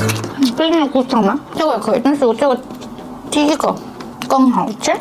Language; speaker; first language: Chinese; non-native, learner; Korean